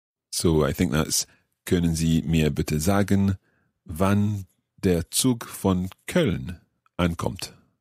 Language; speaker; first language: German; non-native, learner; English